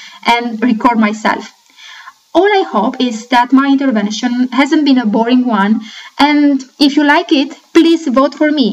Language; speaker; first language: English; non-native, fluent; Romanian